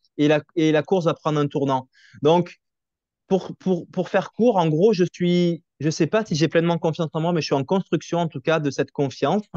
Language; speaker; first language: French; native; French